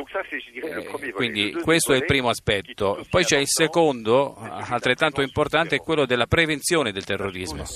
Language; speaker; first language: Italian; non-native, fluent; French